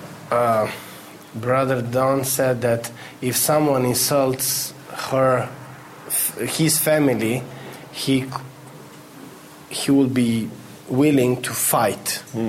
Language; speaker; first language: English; non-native, fluent; Romanian